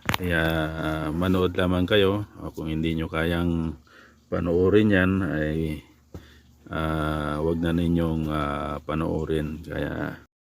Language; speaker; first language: Filipino; non-native, local second language; Cebuano